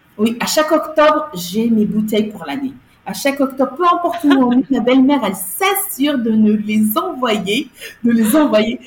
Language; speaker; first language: French; non-native, local second language; Arabic